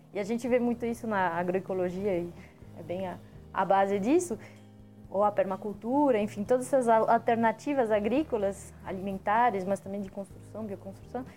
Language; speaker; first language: Portuguese; non-native, fluent; French